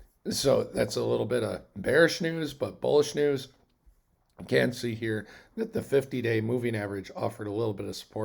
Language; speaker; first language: English; native; English